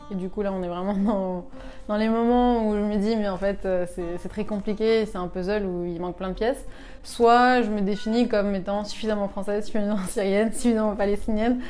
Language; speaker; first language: French; early bilingual, other home language; Arabic